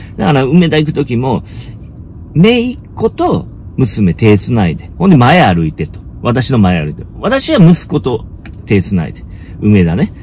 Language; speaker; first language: Japanese; native; Japanese